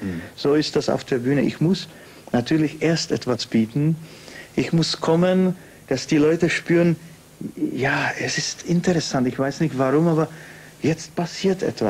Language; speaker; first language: German; non-native, fluent; Czech